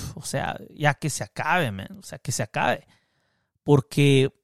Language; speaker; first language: Spanish; native; Spanish